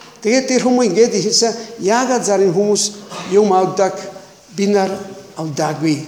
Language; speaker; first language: Mongolian; non-native, learner; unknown